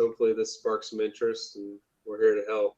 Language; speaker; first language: English; native; English